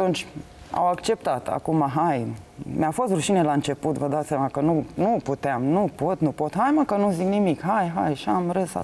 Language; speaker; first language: Romanian; native; Romanian